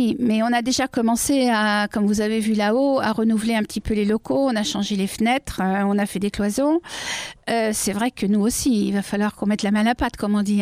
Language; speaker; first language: French; native; French